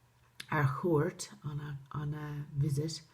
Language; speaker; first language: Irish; non-native, local second language; English